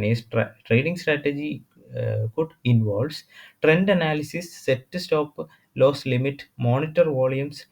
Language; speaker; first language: English; non-native, local second language; Malayalam